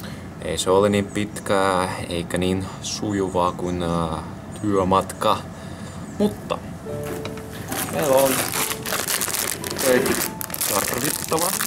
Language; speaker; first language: Finnish; non-native, fluent; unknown